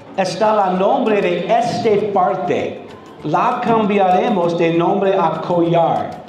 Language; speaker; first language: Spanish; non-native, learner; English